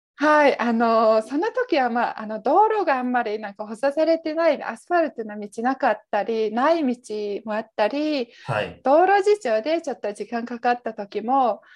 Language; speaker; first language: Japanese; non-native, fluent; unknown